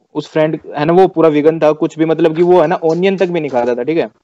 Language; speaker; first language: Hindi; native; Hindi